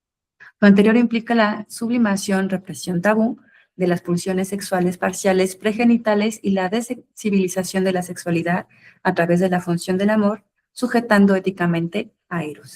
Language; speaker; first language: Spanish; native; Spanish